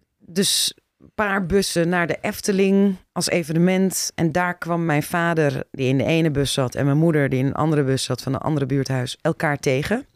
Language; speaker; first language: Dutch; early bilingual, other home language; Turkish